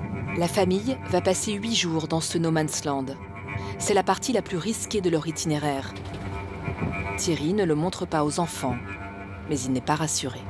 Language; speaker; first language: French; native; French